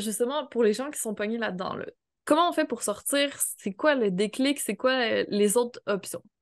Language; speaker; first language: French; native; French